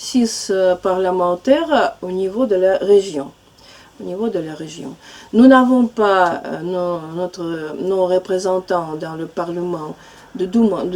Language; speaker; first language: French; non-native, fluent; Russian